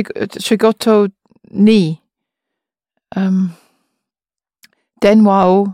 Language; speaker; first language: Japanese; non-native, learner; English